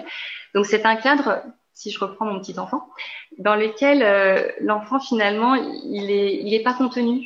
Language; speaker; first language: French; native; French